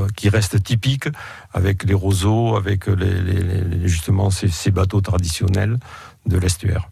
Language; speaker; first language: French; native; French